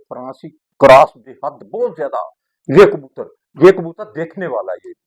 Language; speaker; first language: Hindi; non-native, local second language; Punjabi